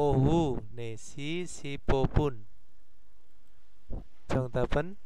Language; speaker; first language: Korean; non-native, fluent; Indonesian